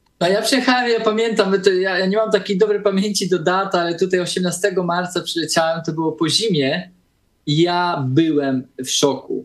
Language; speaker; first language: Polish; early bilingual, heritage; Polish